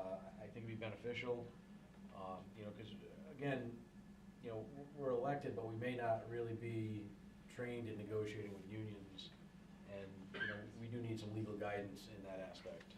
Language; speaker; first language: English; native; English